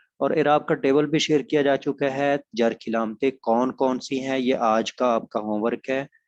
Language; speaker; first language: Urdu; non-native, local second language; Punjabi